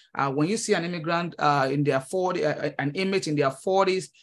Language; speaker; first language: English; non-native, local second language; Yoruba